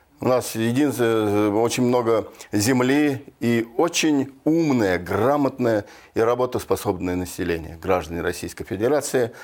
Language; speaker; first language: Russian; native; Russian